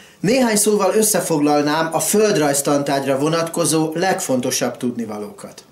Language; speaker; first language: Hungarian; native; Hungarian